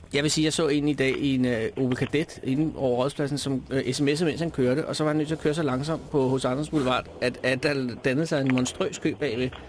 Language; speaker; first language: Danish; native; Danish